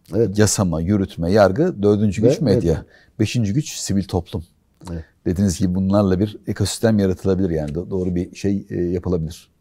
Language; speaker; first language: Turkish; native; Turkish